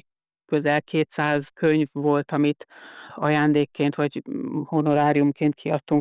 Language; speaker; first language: Hungarian; native; Hungarian